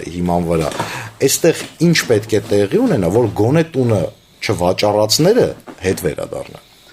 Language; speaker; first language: Armenian; native; Armenian